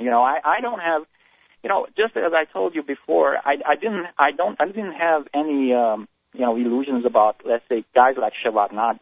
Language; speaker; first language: English; native; English